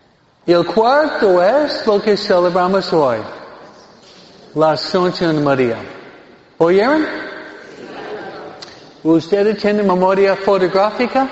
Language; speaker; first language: Spanish; non-native, fluent; English